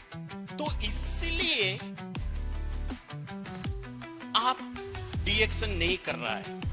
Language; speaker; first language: Hindi; non-native, fluent; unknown